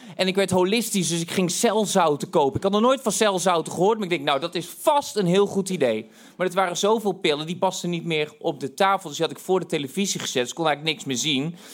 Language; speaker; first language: Dutch; native; Dutch